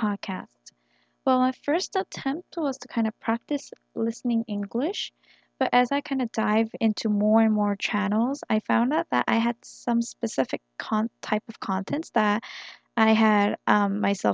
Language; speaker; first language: English; non-native, fluent; Korean